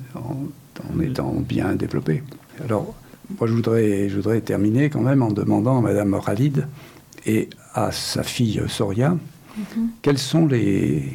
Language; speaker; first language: French; native; French